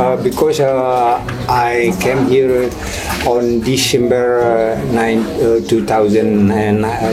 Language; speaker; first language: English; non-native, learner; Indonesian